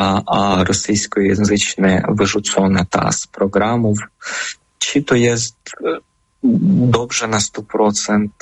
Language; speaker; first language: Polish; non-native, fluent; Ukrainian